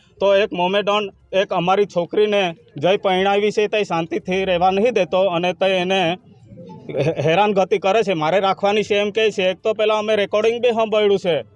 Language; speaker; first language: Gujarati; non-native, local second language; Bhili